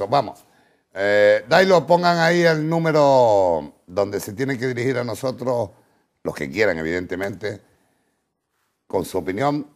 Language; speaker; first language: Spanish; native; Spanish